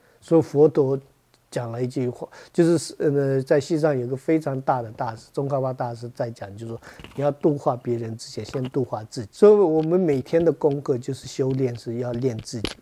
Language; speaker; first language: Chinese; non-native, fluent; Tibetan